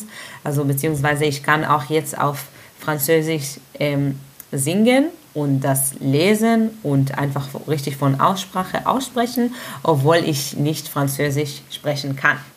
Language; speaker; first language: German; non-native, fluent; Hebrew